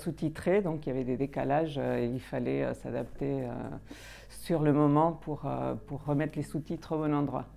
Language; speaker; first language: French; native; French